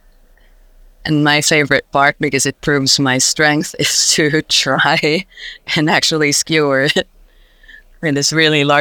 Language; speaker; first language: English; non-native, local second language; Hiligaynon